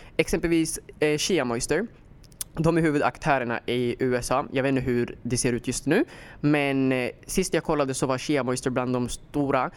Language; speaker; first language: Swedish; early bilingual, other home language; Somali